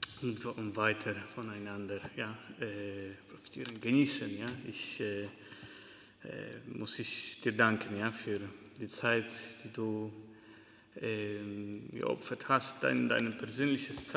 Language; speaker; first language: German; non-native, fluent; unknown